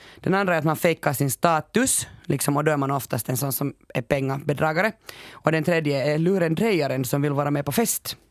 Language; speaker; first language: Swedish; native; Swedish